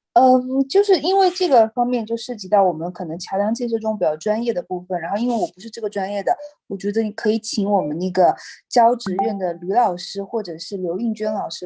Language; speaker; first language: Chinese; native; Chinese